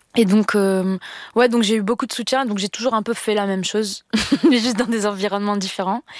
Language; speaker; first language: French; non-native, local second language; Arabic